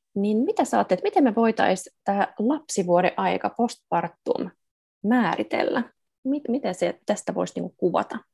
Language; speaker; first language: Finnish; native; Finnish